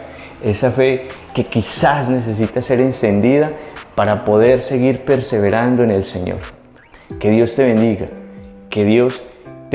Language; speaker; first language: Spanish; native; Spanish